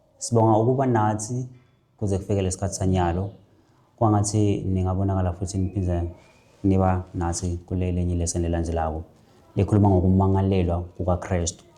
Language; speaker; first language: Zulu; non-native, local second language; Swati